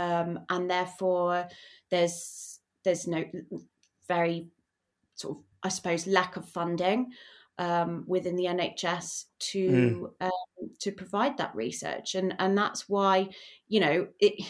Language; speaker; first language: English; native; English